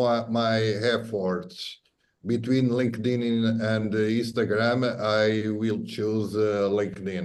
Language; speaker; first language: English; non-native, fluent; Portuguese